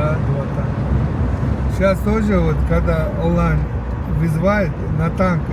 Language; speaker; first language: Russian; non-native, local second language; Uzbek